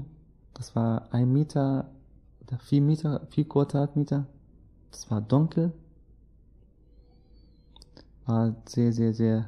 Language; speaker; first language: German; non-native, learner; Arabic